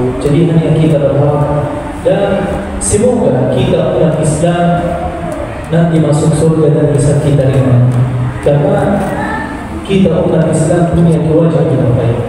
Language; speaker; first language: Indonesian; non-native, fluent; Arabic